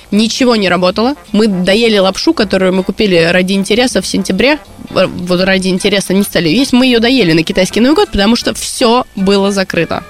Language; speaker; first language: Russian; native; Russian